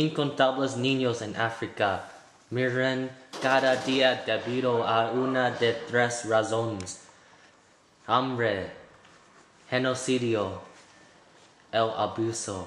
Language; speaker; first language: Spanish; non-native, learner; English